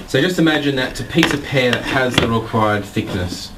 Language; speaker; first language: English; native; English